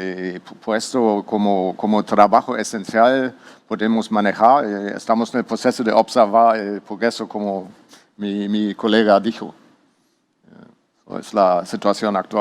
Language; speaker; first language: Spanish; non-native, learner; German